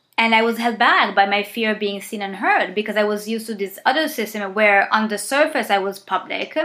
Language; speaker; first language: English; non-native, fluent; Italian